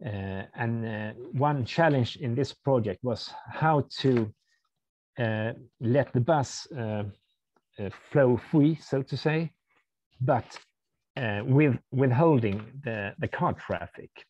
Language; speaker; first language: English; non-native, fluent; Swedish